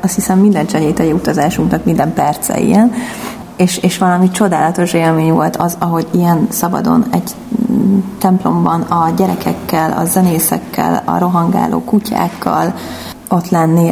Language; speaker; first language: Hungarian; native; Hungarian